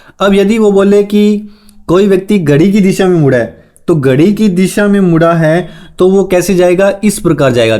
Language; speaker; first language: Hindi; native; Hindi